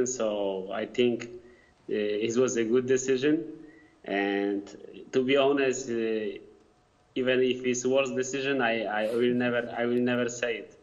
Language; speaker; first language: English; non-native, fluent; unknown